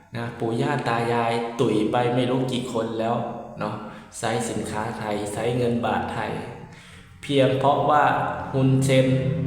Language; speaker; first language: Thai; native; Thai